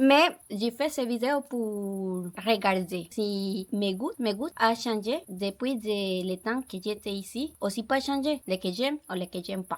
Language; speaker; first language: French; non-native, learner; Spanish